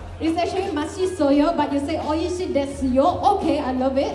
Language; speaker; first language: English; non-native, local second language; Chinese